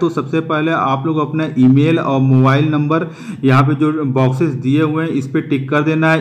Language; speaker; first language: Hindi; native; Hindi